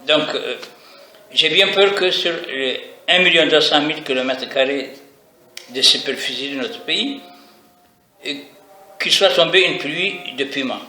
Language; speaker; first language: French; non-native, local second language; Arabic